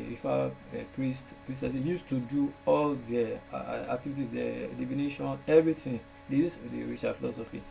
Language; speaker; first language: English; non-native, local second language; Yoruba